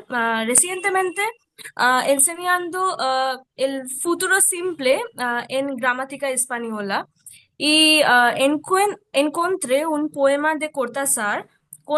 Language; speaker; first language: Spanish; non-native, fluent; Bangla